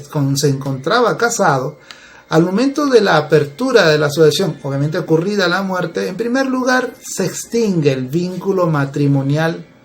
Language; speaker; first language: Spanish; native; Spanish